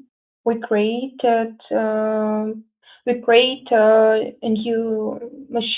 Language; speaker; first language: English; non-native, learner; Russian